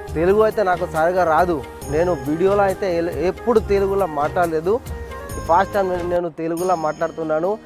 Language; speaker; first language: Telugu; non-native, learner; Bangla